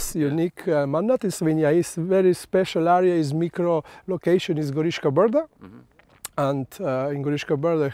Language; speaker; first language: English; non-native, learner; Slovenian